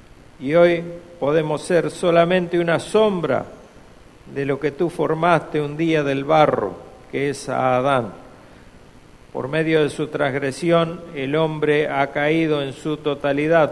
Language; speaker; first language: Spanish; native; Spanish